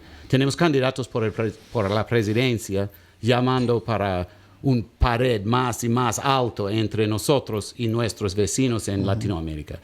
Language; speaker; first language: Spanish; non-native, learner; English